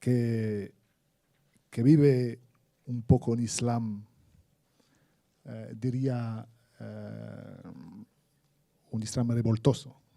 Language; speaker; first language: Spanish; non-native, fluent; Arabic